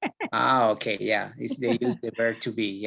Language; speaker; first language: English; non-native, learner; Spanish